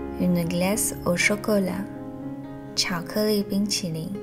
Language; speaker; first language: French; non-native, fluent; Chinese